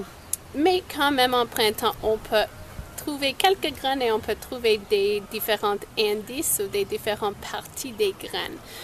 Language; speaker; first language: French; non-native, local second language; English